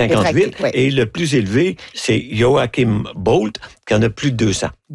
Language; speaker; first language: French; native; French